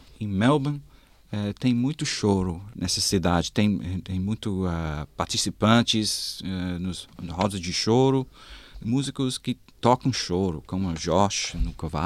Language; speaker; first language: Portuguese; non-native, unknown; English